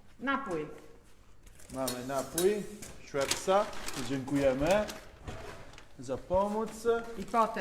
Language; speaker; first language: Polish; non-native, fluent; Italian